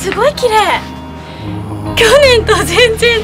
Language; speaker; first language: Japanese; native; Japanese